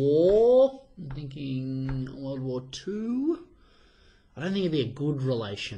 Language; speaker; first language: English; native; English